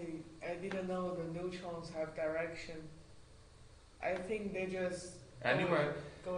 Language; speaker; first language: English; non-native, learner; Chinese